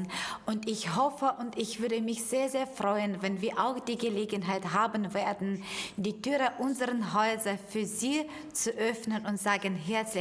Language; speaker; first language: German; non-native, fluent; Ukrainian